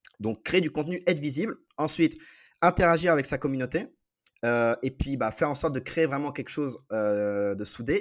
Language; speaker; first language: French; native; French